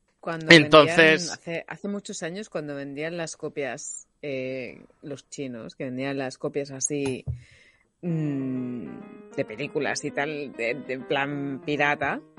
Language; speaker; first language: Spanish; native; Spanish